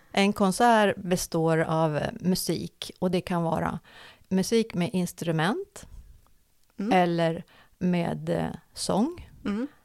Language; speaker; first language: Swedish; native; Swedish